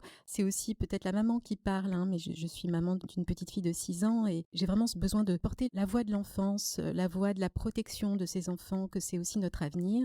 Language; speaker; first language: French; native; French